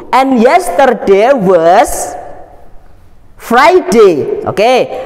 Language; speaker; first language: English; non-native, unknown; Javanese